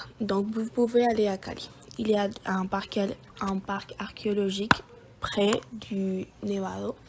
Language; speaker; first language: French; non-native, learner; Spanish